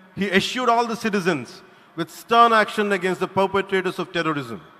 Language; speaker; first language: English; non-native, local second language; Telugu